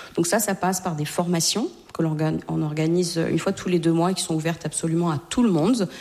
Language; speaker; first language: French; native; French